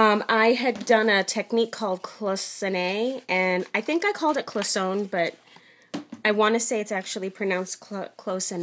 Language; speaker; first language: English; native; English